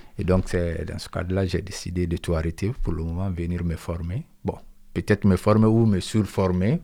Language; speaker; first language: French; non-native, local second language; Mandingo